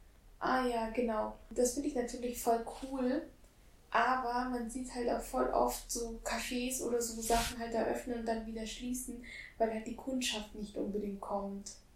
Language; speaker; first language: German; native; German